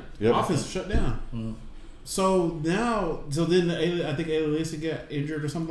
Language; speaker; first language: English; native; English